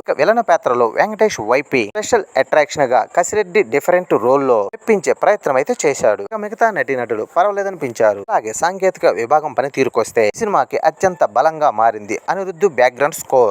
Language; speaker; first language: Telugu; native; Telugu